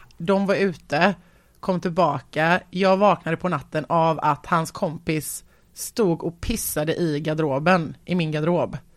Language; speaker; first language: Swedish; native; Swedish